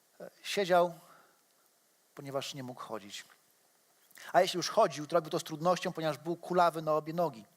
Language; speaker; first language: Polish; native; Polish